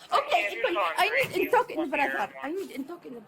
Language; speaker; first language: English; non-native, learner; Arabic